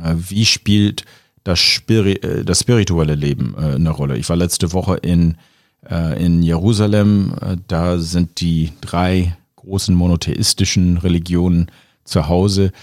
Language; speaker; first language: German; non-native, fluent; English